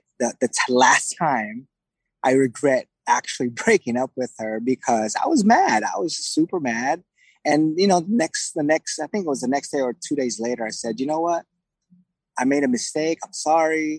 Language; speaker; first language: English; non-native, local second language; Filipino